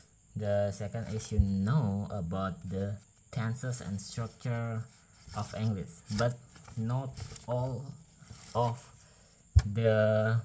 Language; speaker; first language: English; non-native, learner; Indonesian